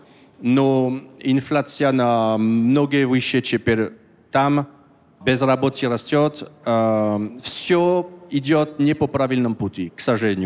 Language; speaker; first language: Russian; non-native, learner; French